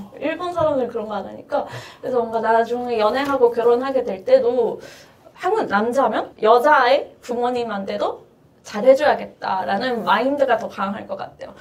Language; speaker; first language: Korean; non-native, fluent; Japanese